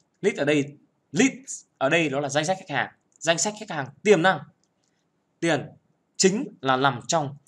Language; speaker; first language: Vietnamese; native; Vietnamese